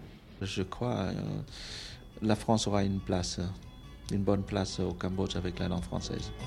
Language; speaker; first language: French; non-native, local second language; Khmer